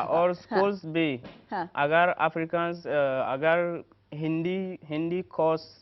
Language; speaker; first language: Hindi; non-native, learner; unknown